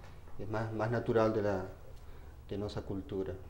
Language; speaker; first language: Portuguese; non-native, fluent; Spanish